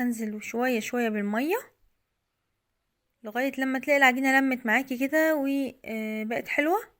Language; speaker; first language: Arabic; native; Arabic